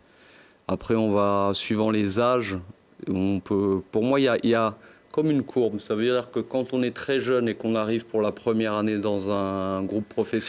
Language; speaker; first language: French; native; French